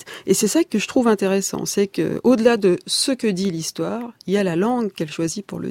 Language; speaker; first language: French; native; French